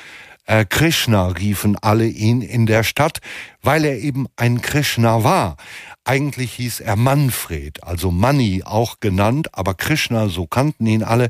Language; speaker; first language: German; native; German